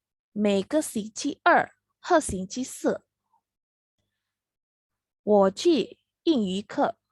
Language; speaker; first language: Chinese; non-native, fluent; Indonesian